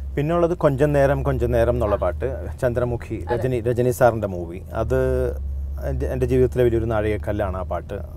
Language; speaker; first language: Malayalam; native; Malayalam